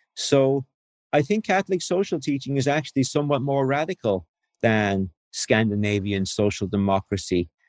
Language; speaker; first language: English; native; English